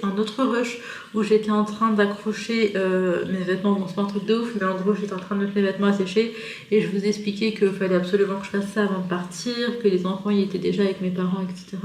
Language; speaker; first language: French; native; French